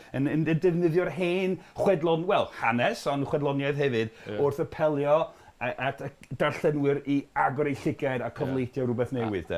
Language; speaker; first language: Welsh; non-native, fluent; English